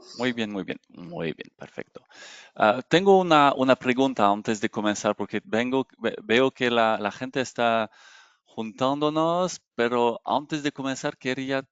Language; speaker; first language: Spanish; non-native, learner; French